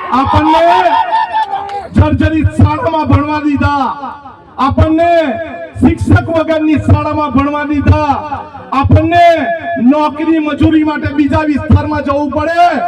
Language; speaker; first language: Gujarati; non-native, local second language; Bhili